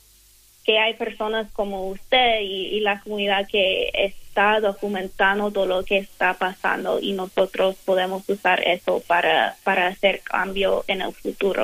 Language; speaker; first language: Spanish; non-native, fluent; English